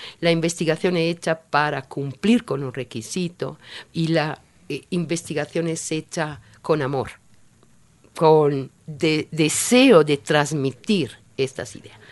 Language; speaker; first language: Spanish; non-native, fluent; Italian